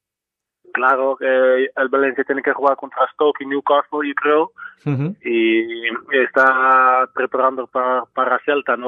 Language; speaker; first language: Spanish; non-native, fluent; Dutch